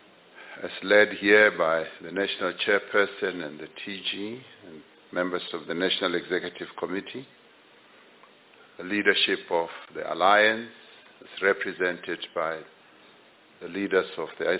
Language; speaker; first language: English; non-native, local second language; Venda